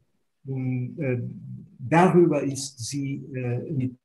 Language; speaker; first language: German; non-native, fluent; Portuguese